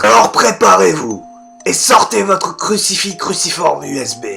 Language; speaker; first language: French; native; French